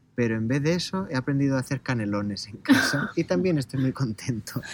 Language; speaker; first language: Spanish; non-native, local second language; Catalan